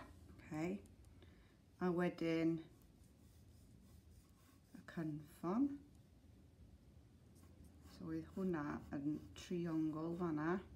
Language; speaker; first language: Welsh; non-native, local second language; English